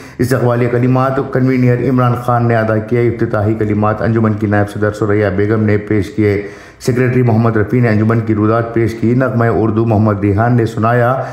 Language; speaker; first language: Urdu; native; Urdu